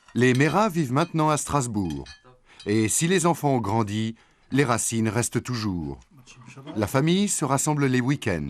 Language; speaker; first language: French; native; French